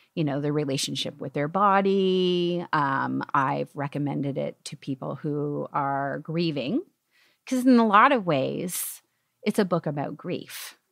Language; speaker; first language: English; native; English